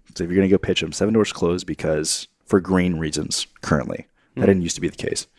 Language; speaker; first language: English; native; English